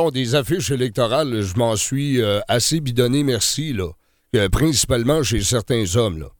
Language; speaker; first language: French; native; French